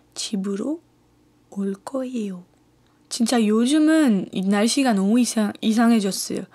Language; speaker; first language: Korean; non-native, fluent; French